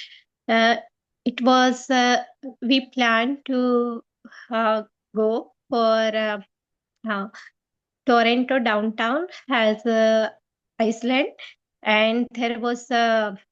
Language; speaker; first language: English; non-native, learner; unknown